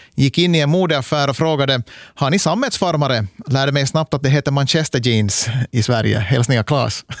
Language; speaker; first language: Swedish; native; Swedish